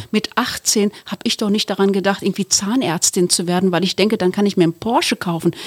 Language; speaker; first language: German; early bilingual, other home language; Turkish